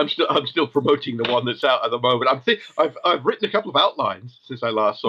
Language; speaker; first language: English; native; English